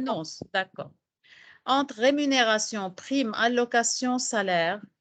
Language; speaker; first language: French; non-native, fluent; Arabic